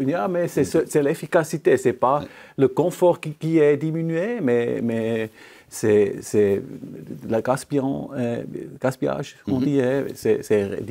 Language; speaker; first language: French; non-native, local second language; German